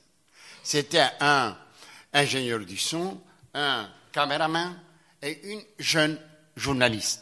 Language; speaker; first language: French; non-native, fluent; Greek